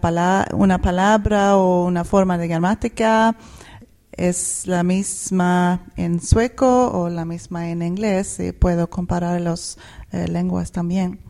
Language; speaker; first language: Spanish; non-native, fluent; Swedish